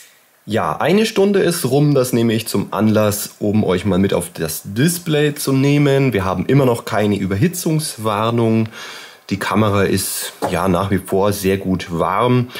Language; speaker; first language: German; native; German